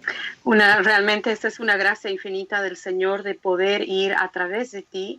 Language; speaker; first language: Spanish; native; Spanish